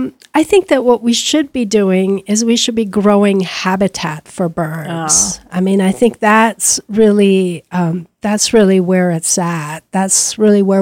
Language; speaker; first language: English; native; English